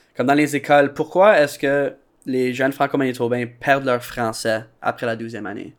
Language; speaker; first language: French; native; French